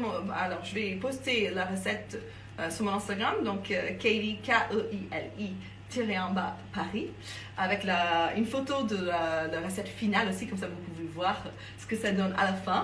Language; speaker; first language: French; non-native, fluent; English